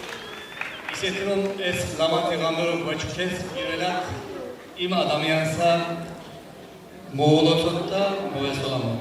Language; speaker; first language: Georgian; early bilingual, heritage; Georgian